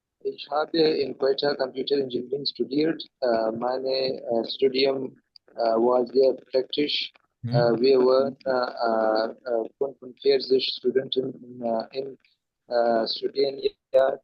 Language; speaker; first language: German; non-native, learner; Urdu